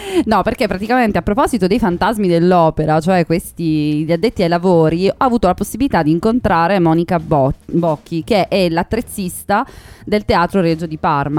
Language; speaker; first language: Italian; native; Italian